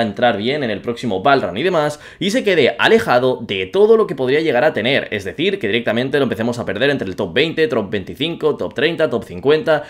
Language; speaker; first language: Spanish; native; Spanish